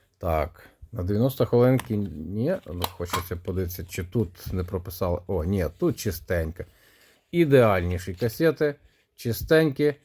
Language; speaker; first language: Ukrainian; non-native, local second language; Russian